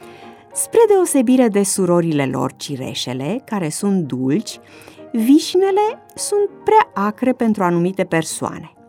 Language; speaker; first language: Romanian; native; Romanian